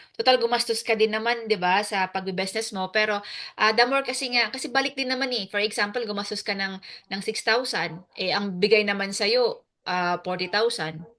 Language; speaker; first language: Filipino; native; Filipino